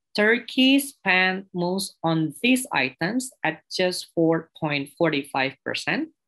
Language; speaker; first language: English; non-native, fluent; Indonesian